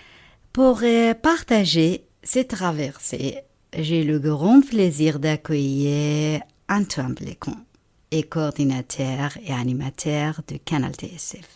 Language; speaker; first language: French; non-native, fluent; Persian